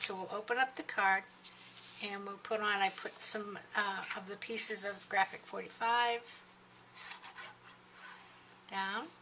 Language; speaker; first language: English; native; English